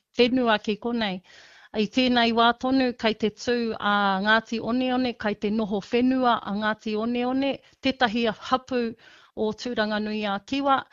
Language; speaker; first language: Māori; non-native, local second language; English